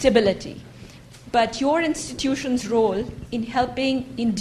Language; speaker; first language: English; non-native, local second language; Urdu